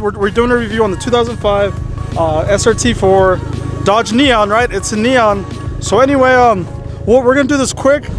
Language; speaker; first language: English; native; English